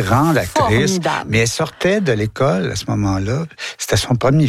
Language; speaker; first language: French; native; French